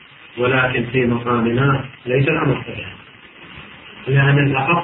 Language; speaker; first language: Arabic; native; Arabic